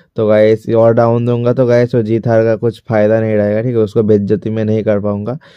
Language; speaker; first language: Hindi; non-native, local second language; Bangla